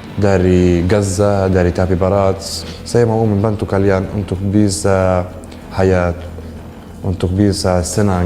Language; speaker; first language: Indonesian; non-native, learner; Arabic